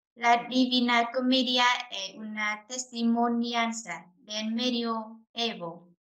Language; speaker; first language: Italian; non-native, fluent; Vietnamese